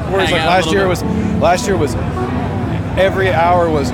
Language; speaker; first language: English; native; English